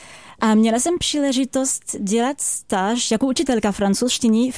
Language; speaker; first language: Czech; non-native, fluent; French